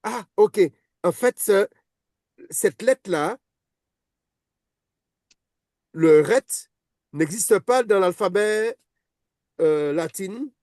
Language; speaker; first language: French; native; French